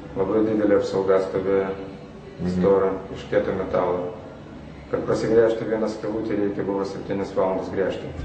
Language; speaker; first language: Lithuanian; non-native, learner; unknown